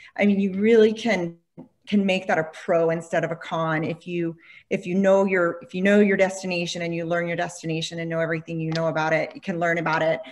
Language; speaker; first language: English; native; English